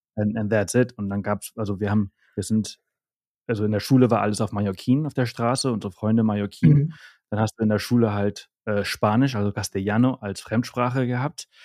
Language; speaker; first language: German; early bilingual, heritage; German